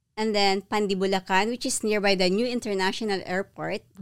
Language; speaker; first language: English; non-native, local second language; Filipino